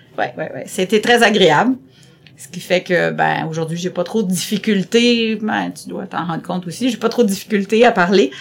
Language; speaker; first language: French; native; French